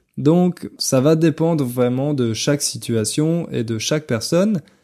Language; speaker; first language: French; native; French